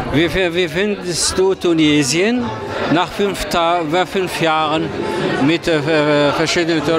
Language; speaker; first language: German; non-native, learner; Arabic